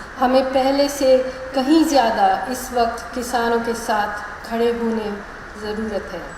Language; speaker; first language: Hindi; non-native, local second language; Malayalam